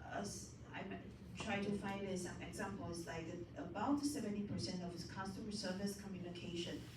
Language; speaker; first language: English; non-native, fluent; Chinese